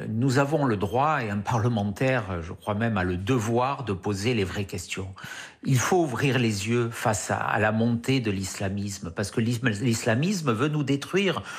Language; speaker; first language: French; native; French